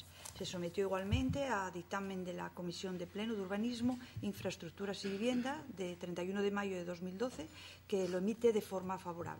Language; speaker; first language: Spanish; native; Spanish